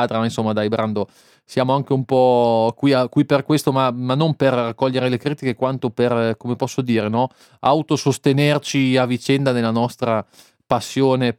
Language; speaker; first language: Italian; native; Italian